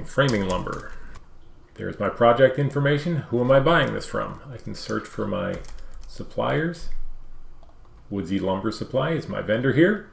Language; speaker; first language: English; native; English